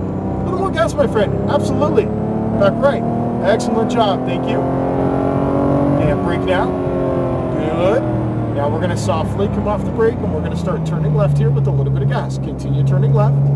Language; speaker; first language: English; native; English